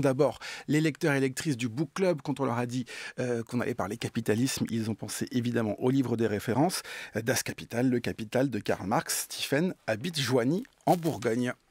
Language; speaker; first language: French; native; French